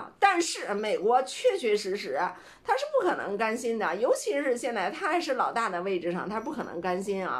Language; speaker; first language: Chinese; native; Chinese